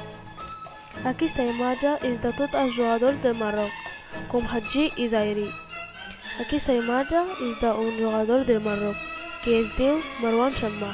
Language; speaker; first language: Catalan; early bilingual, other home language; Arabic